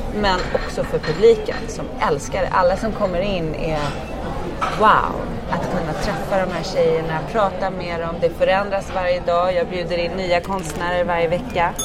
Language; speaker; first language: Swedish; early bilingual, heritage; Swedish